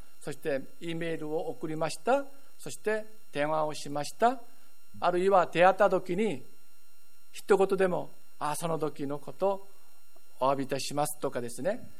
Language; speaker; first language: Japanese; non-native, fluent; Korean